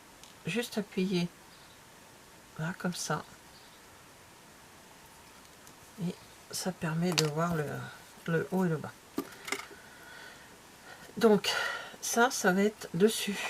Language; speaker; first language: French; native; French